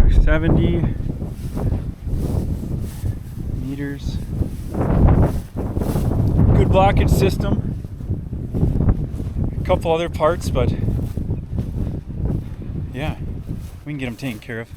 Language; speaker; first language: English; native; English